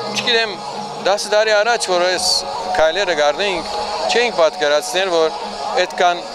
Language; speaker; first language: Armenian; early bilingual, heritage; Armenian